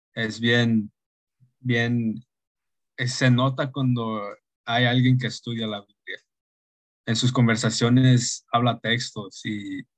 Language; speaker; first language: Spanish; early bilingual, heritage; Spanish